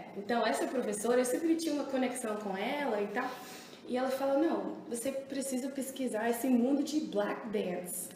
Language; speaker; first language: Portuguese; early bilingual, heritage; English